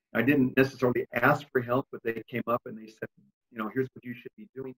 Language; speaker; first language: English; early bilingual, other home language; Spanish